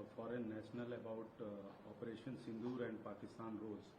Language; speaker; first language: English; non-native, local second language; Hindi